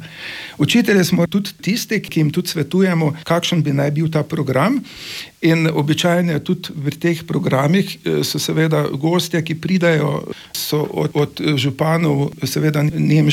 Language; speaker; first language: Slovenian; native; Slovenian